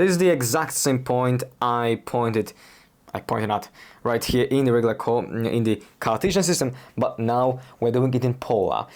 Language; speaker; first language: English; non-native, fluent; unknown